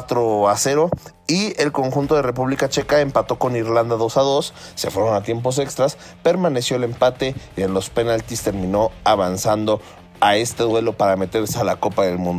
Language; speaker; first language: Spanish; native; Spanish